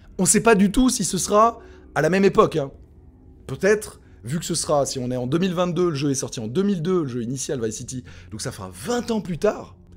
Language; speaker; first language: French; native; French